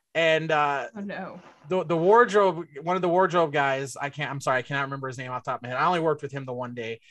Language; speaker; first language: English; native; English